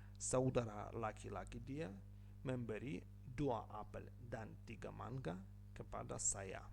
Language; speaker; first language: Indonesian; non-native, learner; Ukrainian